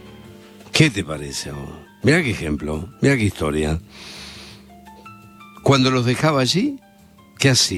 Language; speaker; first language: Spanish; native; Spanish